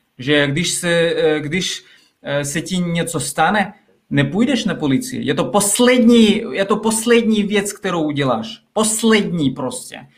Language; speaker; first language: Czech; non-native, fluent; Russian